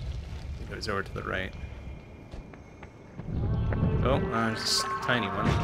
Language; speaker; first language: English; native; English